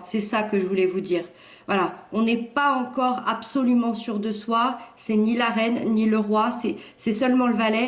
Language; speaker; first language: French; native; French